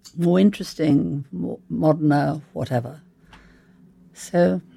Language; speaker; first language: English; native; English